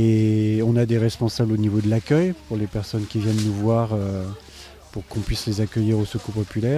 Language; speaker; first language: French; native; French